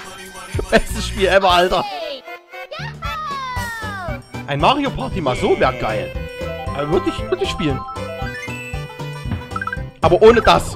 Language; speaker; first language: German; native; German